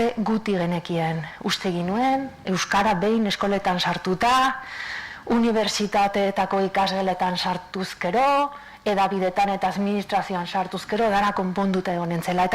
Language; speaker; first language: Basque; native; Basque